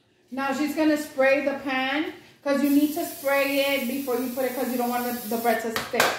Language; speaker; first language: English; native; English